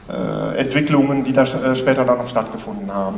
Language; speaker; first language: German; native; German